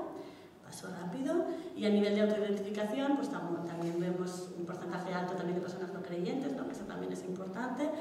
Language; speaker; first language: Spanish; native; Spanish